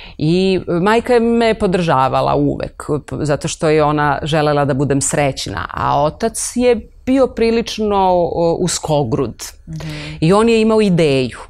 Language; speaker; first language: Serbian; non-native, local second language; Romanian